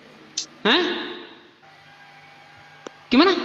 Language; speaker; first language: Indonesian; native; Indonesian